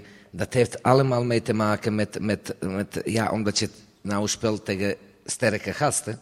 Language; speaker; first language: Dutch; non-native, fluent; Serbian